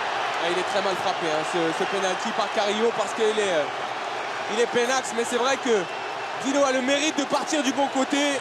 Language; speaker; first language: French; native; French